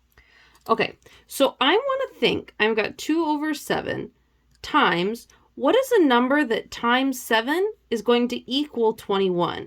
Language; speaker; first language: English; native; English